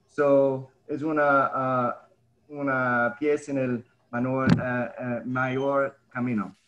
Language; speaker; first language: Spanish; early bilingual, heritage; English